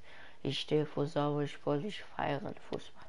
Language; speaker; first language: German; early bilingual, other home language; Persian